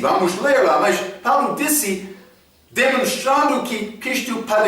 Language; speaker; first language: Portuguese; non-native, fluent; English